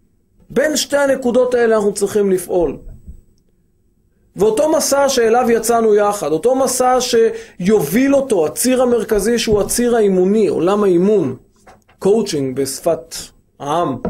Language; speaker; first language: Hebrew; native; Hebrew